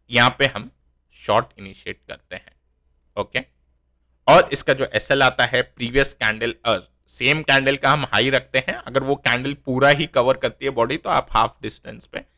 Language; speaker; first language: Hindi; native; Hindi